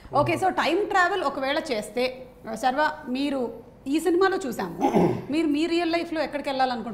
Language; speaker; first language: Telugu; native; Telugu